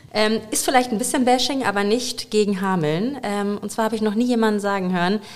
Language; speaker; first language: German; native; German